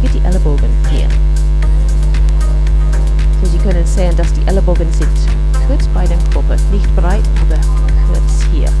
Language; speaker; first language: German; non-native, learner; English